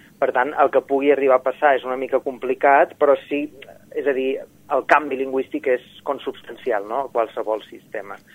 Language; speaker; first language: Catalan; native; Catalan